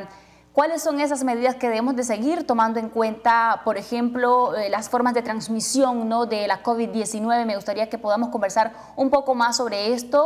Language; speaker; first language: Spanish; native; Spanish